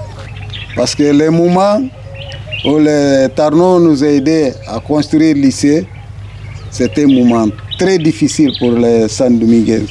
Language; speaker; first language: French; non-native, fluent; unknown